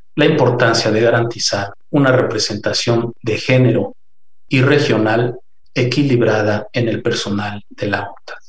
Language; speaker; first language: Spanish; native; Spanish